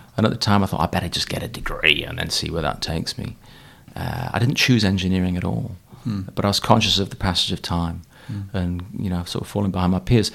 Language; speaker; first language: English; native; English